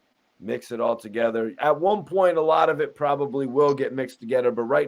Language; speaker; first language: English; native; English